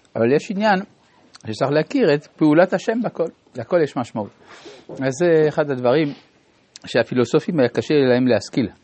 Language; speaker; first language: Hebrew; non-native, fluent; French